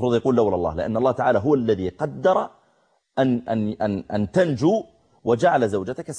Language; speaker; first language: Arabic; native; Arabic